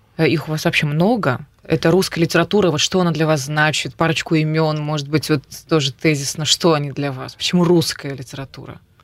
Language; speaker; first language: Russian; native; Russian